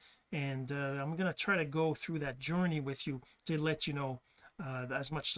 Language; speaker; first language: English; early bilingual, other home language; French